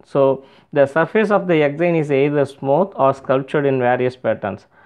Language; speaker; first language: English; non-native, local second language; Tamil